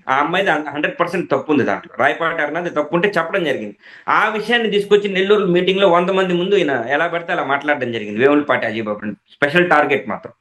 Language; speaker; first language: Telugu; native; Telugu